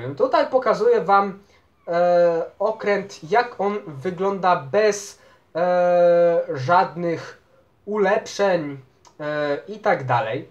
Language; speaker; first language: Polish; native; Polish